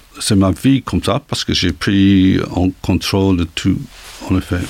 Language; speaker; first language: French; non-native, learner; English